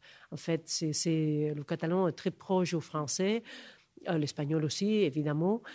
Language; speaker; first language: French; non-native, fluent; Catalan